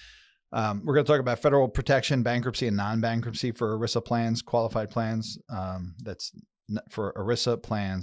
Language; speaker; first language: English; native; English